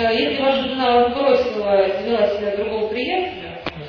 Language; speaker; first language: Russian; native; Russian